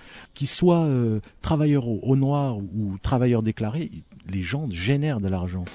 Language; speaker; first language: French; early bilingual, other home language; Arabic